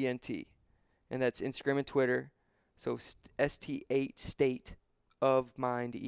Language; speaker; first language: English; native; English